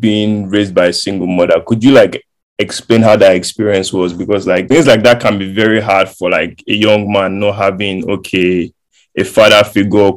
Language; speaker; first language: English; non-native, local second language; Yoruba